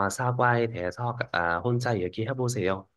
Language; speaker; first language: Korean; non-native, fluent; Vietnamese